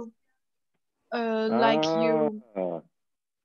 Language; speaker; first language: English; non-native, learner; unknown